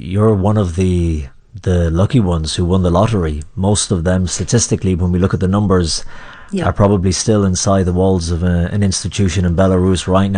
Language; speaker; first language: English; native; English